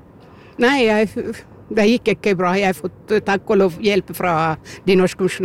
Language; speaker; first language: Norwegian; non-native, fluent; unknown